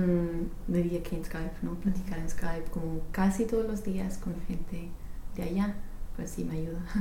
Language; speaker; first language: Spanish; non-native, fluent; English